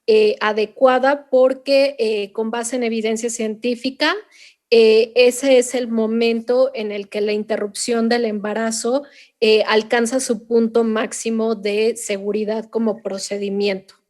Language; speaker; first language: Spanish; native; Spanish